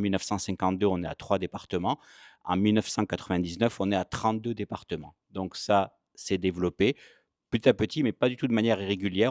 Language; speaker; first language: French; native; French